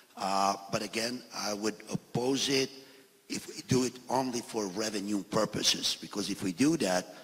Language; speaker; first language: English; non-native, fluent; Albanian